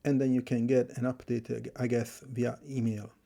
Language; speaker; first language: English; non-native, fluent; Italian